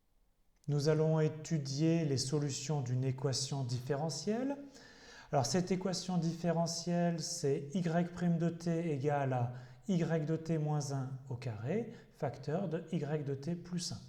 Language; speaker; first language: French; native; French